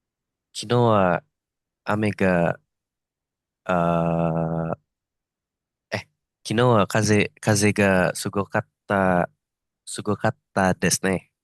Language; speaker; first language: Japanese; non-native, learner; Indonesian